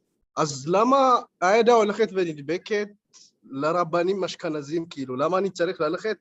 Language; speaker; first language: Hebrew; early bilingual, other home language; Amharic